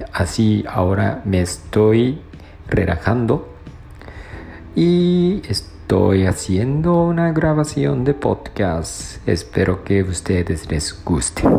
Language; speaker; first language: Spanish; non-native, learner; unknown